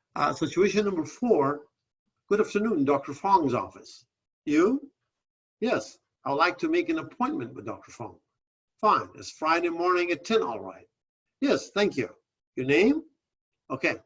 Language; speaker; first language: English; non-native, fluent; Persian